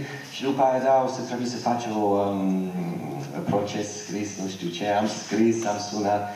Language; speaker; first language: Romanian; non-native, fluent; English